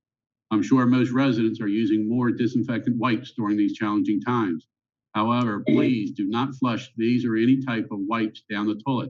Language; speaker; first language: English; native; English